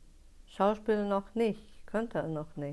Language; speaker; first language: German; non-native, learner; Russian